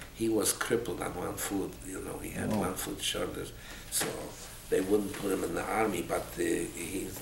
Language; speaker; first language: English; non-native, fluent; Polish